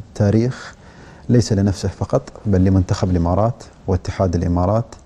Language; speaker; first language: Arabic; native; Arabic